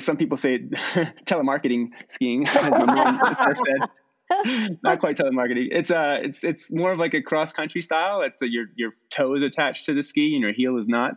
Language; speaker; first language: English; native; English